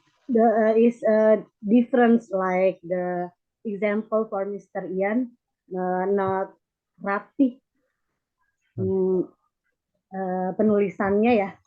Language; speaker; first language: English; non-native, learner; Indonesian